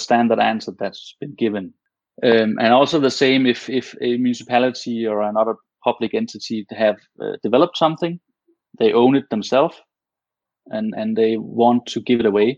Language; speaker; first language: English; non-native, fluent; Danish